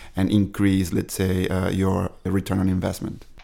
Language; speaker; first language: English; non-native, fluent; Spanish